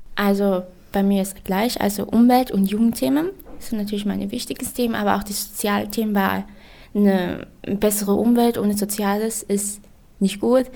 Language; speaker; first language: German; native; German